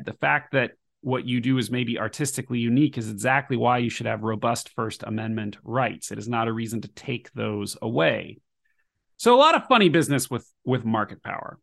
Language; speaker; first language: English; native; English